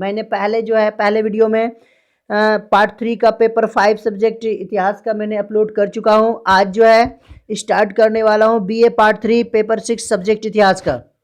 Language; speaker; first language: Hindi; native; Hindi